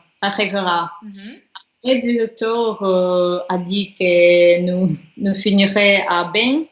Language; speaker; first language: French; non-native, learner; Russian